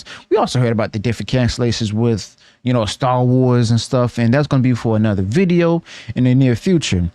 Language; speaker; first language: English; native; English